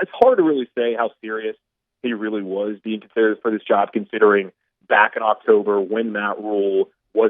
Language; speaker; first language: English; native; English